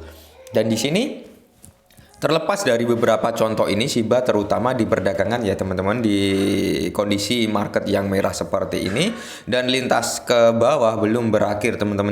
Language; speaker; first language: Indonesian; native; Indonesian